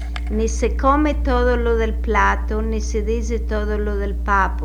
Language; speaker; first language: Spanish; early bilingual, heritage; Spanish